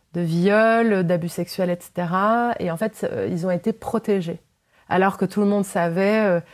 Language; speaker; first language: French; native; French